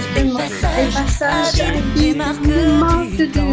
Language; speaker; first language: French; non-native, learner; Russian